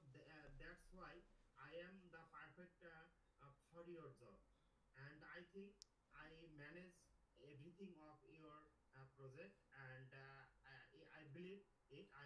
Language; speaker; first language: English; non-native, learner; Bangla